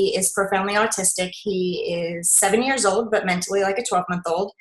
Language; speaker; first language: English; native; English